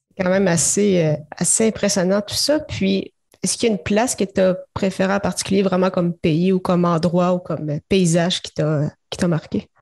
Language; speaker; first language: French; native; French